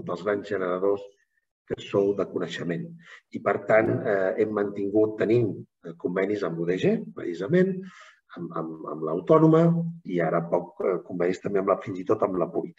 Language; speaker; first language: Catalan; native; Catalan